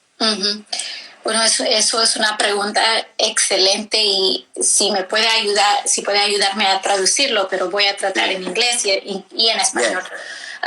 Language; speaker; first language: Spanish; early bilingual, heritage; English